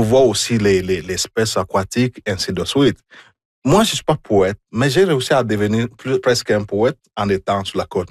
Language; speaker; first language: French; non-native, fluent; Igbo